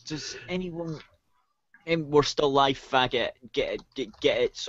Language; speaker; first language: English; native; English